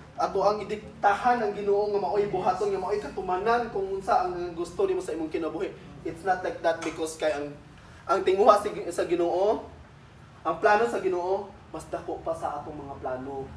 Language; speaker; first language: Cebuano; native; Cebuano